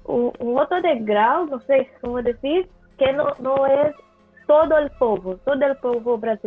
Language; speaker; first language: Spanish; non-native, learner; Portuguese